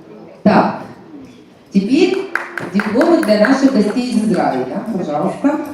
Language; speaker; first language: Russian; native; Russian